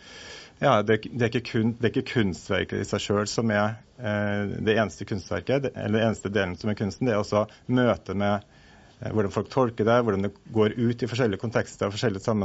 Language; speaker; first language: Norwegian; native; Norwegian